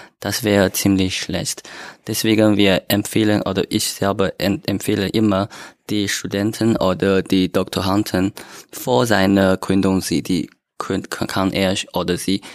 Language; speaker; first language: German; non-native, learner; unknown